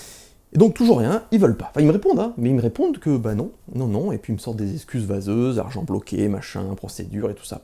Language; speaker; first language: French; native; French